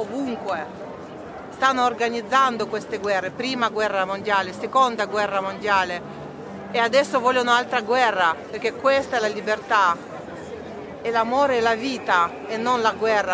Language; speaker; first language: Italian; non-native, fluent; Russian